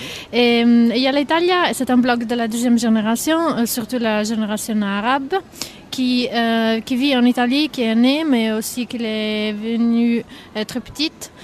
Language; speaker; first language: French; non-native, fluent; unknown